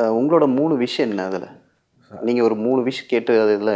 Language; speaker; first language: Tamil; native; Tamil